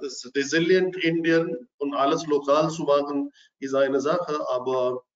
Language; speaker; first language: German; non-native, fluent; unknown